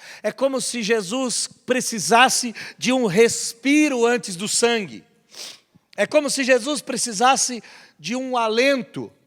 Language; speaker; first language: Portuguese; native; Portuguese